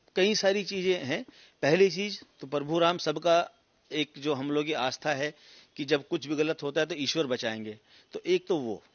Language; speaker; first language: Hindi; native; Hindi